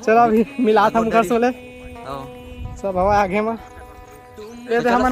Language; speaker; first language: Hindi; non-native, local second language; Chhattisgarhi